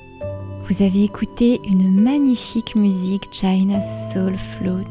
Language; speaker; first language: French; native; French